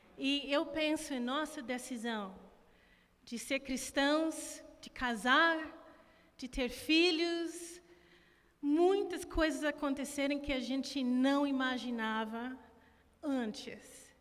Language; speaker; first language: Portuguese; non-native, fluent; English